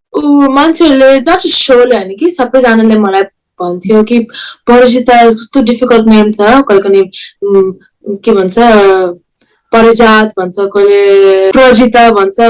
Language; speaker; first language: Nepali; early bilingual, heritage; Nepali